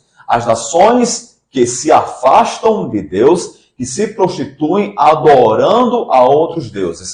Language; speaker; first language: Portuguese; native; Portuguese